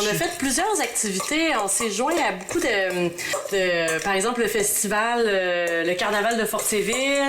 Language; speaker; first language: French; native; French